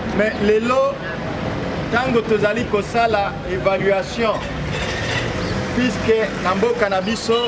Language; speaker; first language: Lingala; native; Lingala